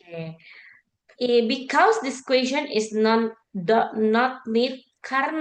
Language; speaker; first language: English; non-native, learner; Indonesian